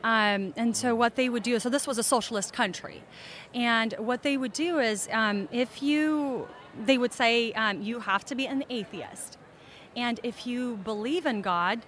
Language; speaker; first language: English; early bilingual, other home language; Russian